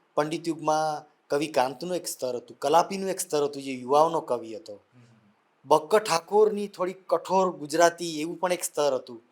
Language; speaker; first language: Gujarati; non-native, local second language; Vasavi